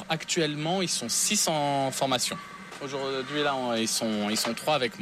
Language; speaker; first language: French; native; French